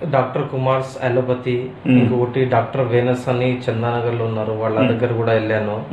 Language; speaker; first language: Telugu; non-native, local second language; Urdu